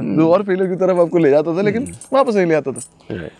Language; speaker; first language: Hindi; native; Hindi